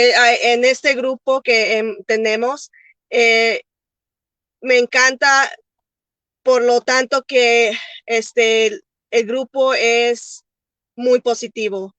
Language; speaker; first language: Spanish; early bilingual, heritage; Spanish